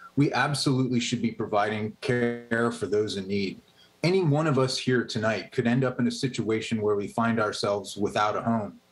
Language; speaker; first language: English; native; English